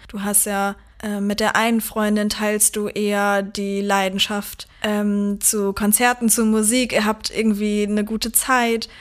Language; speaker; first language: German; native; German